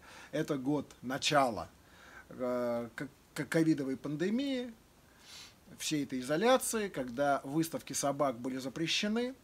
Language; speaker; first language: Russian; native; Russian